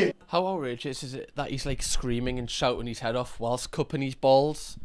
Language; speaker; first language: English; native; English